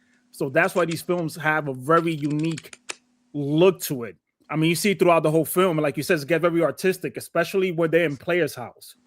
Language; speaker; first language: English; native; English